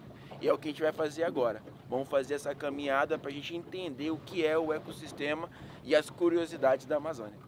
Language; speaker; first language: Portuguese; native; Portuguese